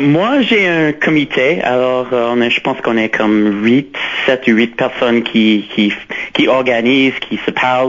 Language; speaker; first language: French; non-native, local second language; English